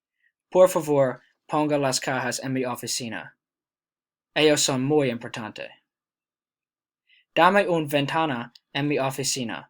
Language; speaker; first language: Spanish; non-native, learner; English